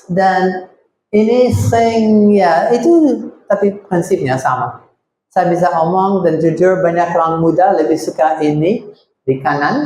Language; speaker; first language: Indonesian; non-native, fluent; English